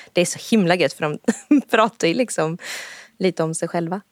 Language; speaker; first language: Swedish; native; Swedish